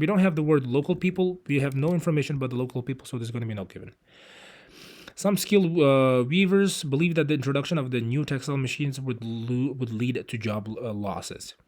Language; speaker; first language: English; non-native, fluent; Uzbek